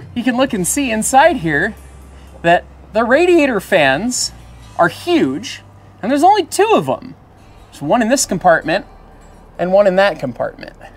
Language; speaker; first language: English; native; English